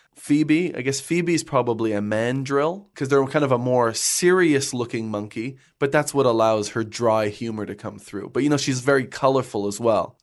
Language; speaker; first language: English; native; English